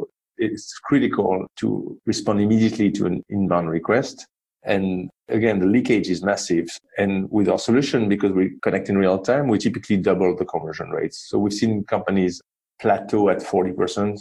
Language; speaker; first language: English; non-native, fluent; French